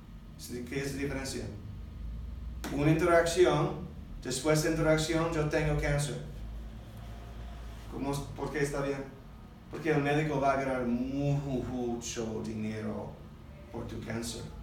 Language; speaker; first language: Spanish; non-native, learner; English